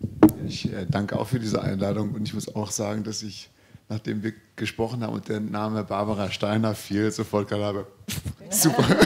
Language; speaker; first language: German; native; German